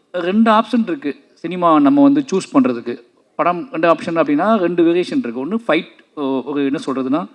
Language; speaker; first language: Tamil; native; Tamil